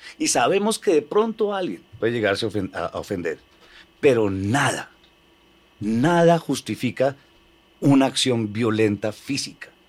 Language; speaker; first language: Spanish; native; Spanish